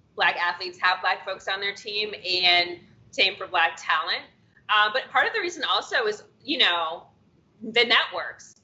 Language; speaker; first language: English; native; English